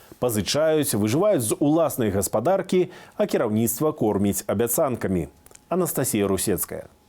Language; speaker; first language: Belarusian; native; Belarusian